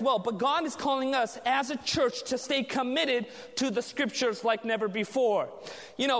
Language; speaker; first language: English; native; English